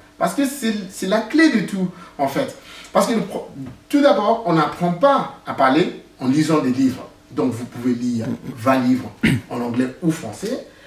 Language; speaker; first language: French; non-native, fluent; English